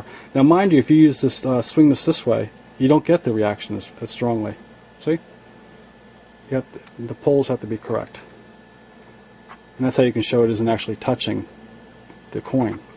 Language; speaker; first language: English; native; English